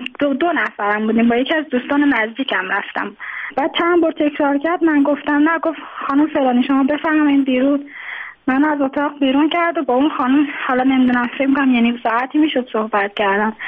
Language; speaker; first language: Persian; native; Persian